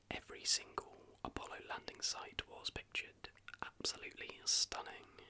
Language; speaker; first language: English; native; English